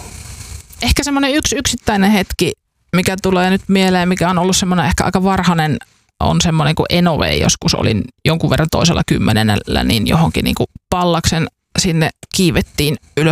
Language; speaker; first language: Finnish; native; Finnish